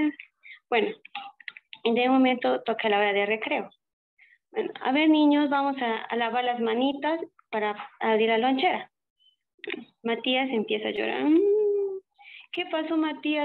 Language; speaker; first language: Spanish; native; Spanish